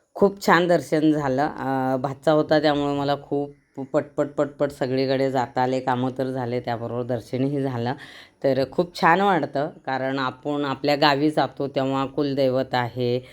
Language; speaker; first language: Marathi; non-native, local second language; Kannada